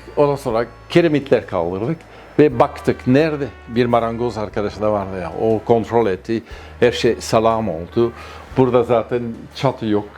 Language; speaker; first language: Turkish; non-native, fluent; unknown